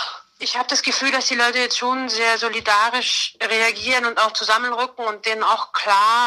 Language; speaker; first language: German; native; German